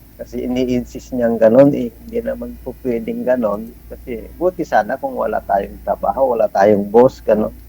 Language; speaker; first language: Filipino; non-native, local second language; Iloko